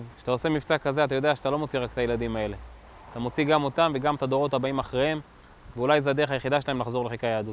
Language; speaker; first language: Hebrew; native; Hebrew